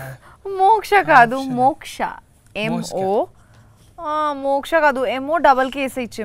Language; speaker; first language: Telugu; non-native, learner; Bangla